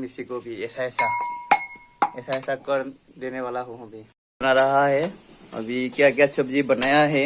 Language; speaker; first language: Hindi; non-native, local second language; Assamese